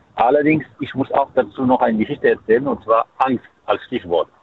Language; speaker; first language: German; non-native, fluent; Arabic